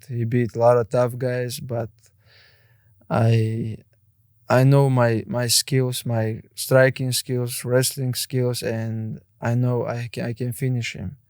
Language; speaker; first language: English; non-native, learner; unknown